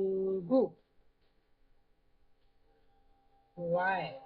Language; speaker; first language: Korean; non-native, learner; Hindi